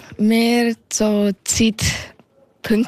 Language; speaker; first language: German; early bilingual, heritage; German